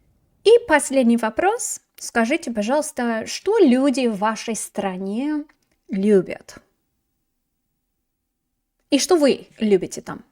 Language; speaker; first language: Russian; non-native, fluent; English